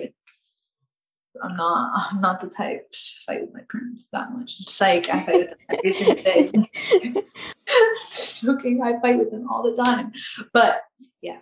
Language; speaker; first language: English; native; English